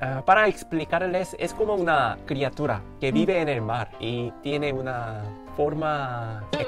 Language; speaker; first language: Spanish; non-native, fluent; Korean